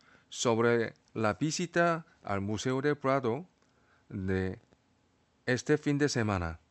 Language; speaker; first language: Spanish; non-native, fluent; Korean